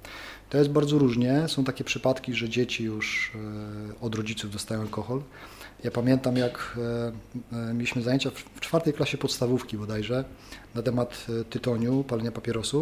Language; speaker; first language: Polish; native; Polish